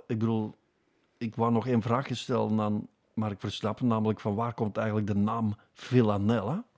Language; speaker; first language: Dutch; native; Dutch